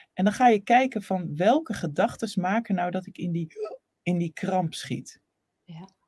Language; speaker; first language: Dutch; native; Dutch